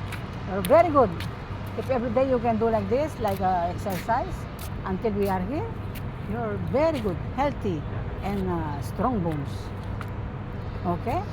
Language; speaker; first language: English; non-native, learner; Filipino